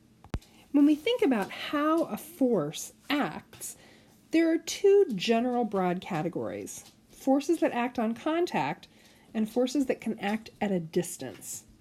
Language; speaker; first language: English; native; English